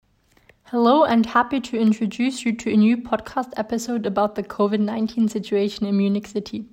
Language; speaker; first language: English; non-native, fluent; German